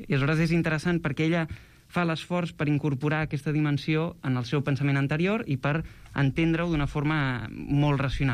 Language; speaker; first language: Catalan; native; Catalan